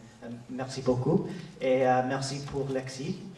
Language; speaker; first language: French; non-native, fluent; English